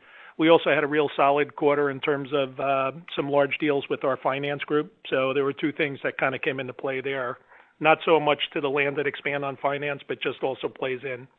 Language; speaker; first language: English; native; English